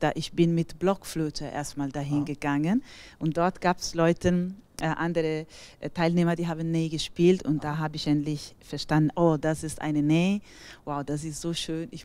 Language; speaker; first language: German; non-native, fluent; Italian